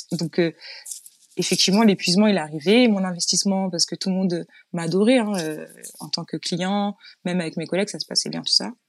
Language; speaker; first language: French; native; French